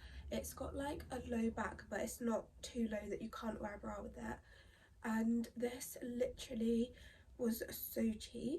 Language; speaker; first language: English; native; English